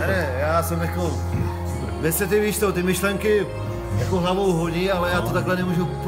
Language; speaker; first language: Czech; non-native, local second language; Polish